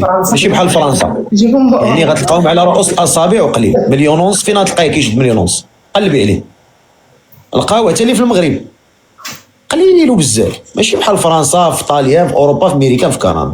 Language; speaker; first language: Arabic; native; Arabic